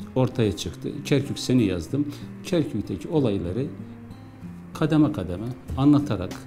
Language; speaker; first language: Turkish; early bilingual, heritage; Arabic